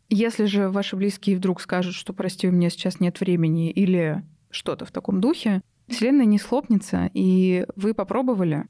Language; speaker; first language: Russian; native; Russian